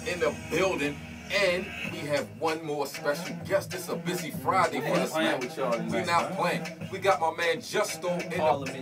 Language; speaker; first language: English; native; English